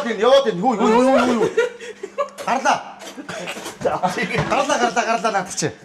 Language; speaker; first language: Mongolian; native; Mongolian